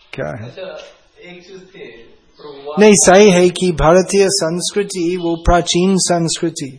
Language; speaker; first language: Hindi; non-native, fluent; English